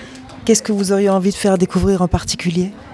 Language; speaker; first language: French; native; French